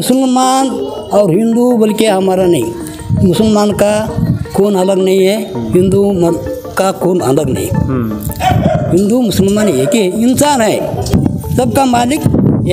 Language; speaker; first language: Hindi; non-native, local second language; Kannada